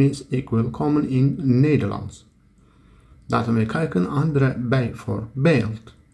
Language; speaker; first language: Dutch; non-native, learner; Turkish